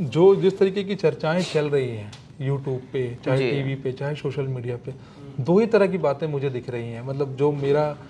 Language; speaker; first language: Hindi; native; Hindi